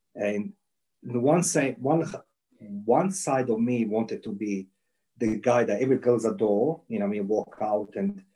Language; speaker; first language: English; non-native, learner; Croatian